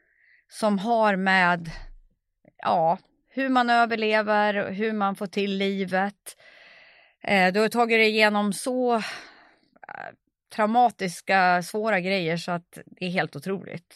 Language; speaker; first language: Swedish; native; Swedish